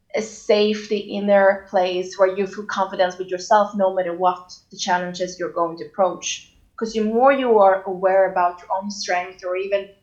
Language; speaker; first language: English; non-native, fluent; Swedish